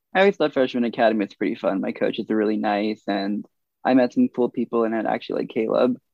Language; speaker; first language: English; native; English